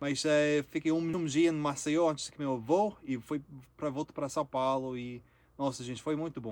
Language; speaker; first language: Portuguese; non-native, learner; English